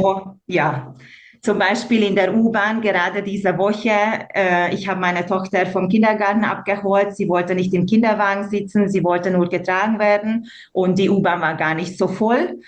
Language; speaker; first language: German; non-native, fluent; Hungarian